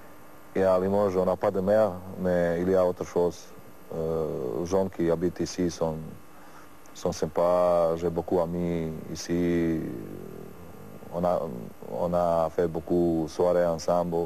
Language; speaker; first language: French; non-native, learner; Serbian